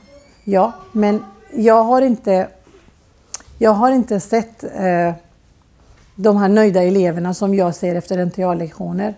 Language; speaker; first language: Swedish; non-native, fluent; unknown